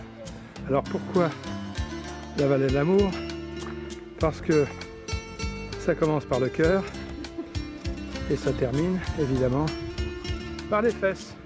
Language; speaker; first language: French; native; French